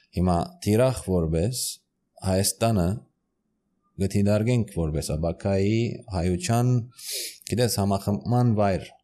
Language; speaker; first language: Armenian; early bilingual, heritage; Armenian